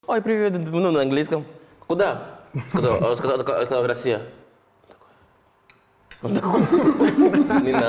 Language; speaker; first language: Russian; non-native, fluent; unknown